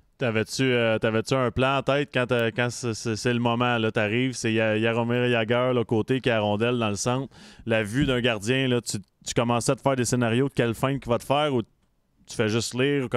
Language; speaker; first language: French; native; French